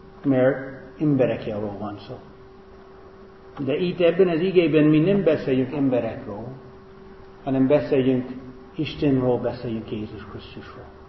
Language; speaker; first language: Hungarian; non-native, fluent; English